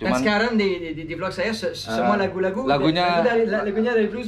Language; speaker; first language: Indonesian; non-native, learner; English